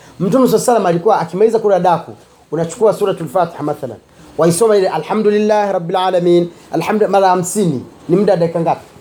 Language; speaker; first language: Swahili; native; Swahili